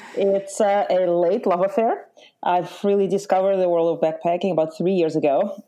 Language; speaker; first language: English; early bilingual, other home language; Lithuanian